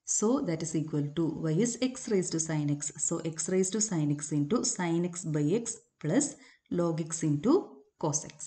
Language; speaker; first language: English; non-native, local second language; Malayalam